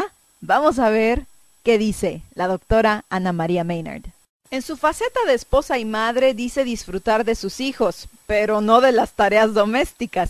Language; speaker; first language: Spanish; native; Spanish